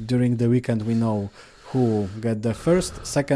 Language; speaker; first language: English; non-native, learner; Polish